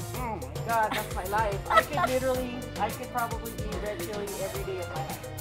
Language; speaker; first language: English; native; English